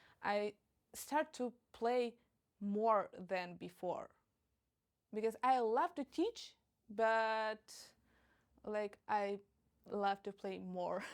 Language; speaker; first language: English; non-native, fluent; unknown